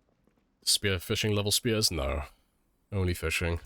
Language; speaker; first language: English; native; English